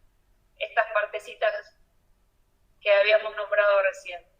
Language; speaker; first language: Spanish; native; Spanish